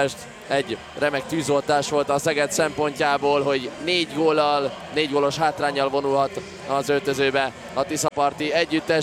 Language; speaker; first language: Hungarian; native; Hungarian